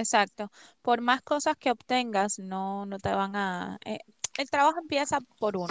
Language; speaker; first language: Spanish; native; Spanish